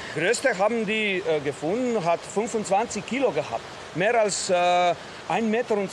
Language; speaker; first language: German; non-native, learner; Slovenian